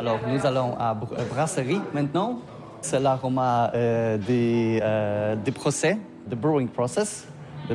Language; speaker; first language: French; non-native, learner; Polish